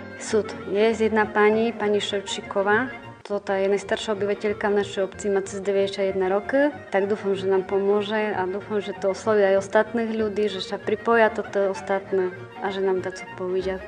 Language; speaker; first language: Slovak; non-native, local second language; Rusyn